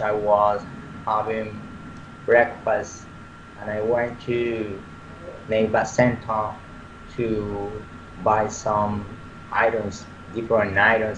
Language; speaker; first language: English; non-native, learner; Spanish